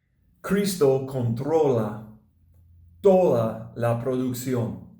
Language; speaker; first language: Spanish; non-native, learner; English